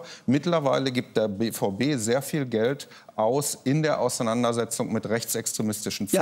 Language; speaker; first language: German; native; German